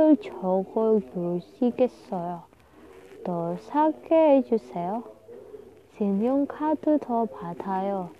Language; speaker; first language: Korean; non-native, learner; Indonesian